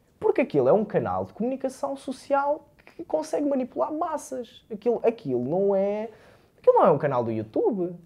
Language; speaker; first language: Portuguese; early bilingual, other home language; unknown